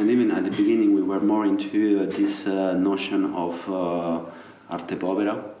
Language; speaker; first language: English; non-native, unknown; Italian